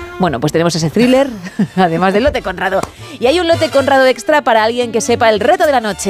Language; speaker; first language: Spanish; native; Spanish